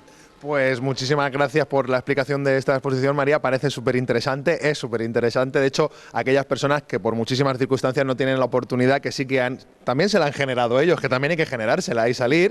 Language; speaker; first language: Spanish; native; Spanish